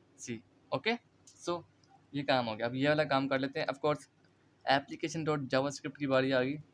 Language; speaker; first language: Urdu; native; Urdu